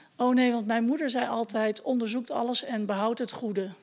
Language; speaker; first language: Dutch; native; Dutch